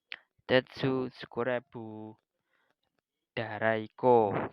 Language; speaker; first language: Japanese; non-native, learner; Indonesian